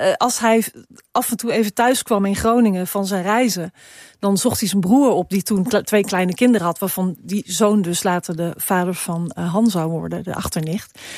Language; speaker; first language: Dutch; native; Dutch